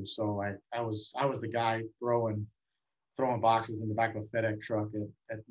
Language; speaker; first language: English; native; English